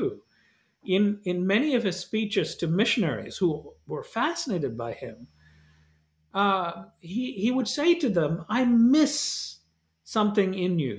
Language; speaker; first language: English; non-native, local second language; Malayalam